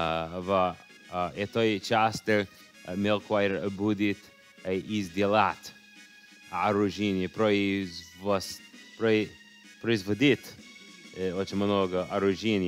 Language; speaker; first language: Russian; non-native, learner; English